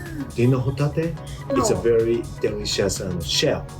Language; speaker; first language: English; non-native, learner; Japanese